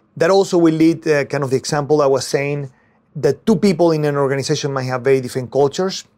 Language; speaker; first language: English; non-native, fluent; Spanish